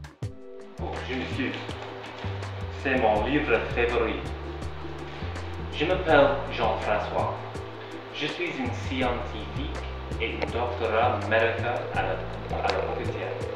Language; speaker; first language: French; non-native, learner; English